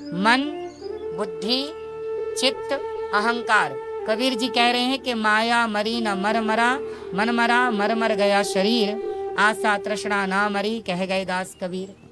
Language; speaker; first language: Hindi; native; Hindi